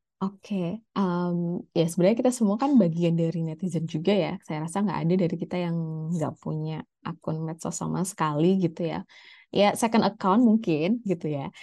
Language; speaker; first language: Indonesian; native; Indonesian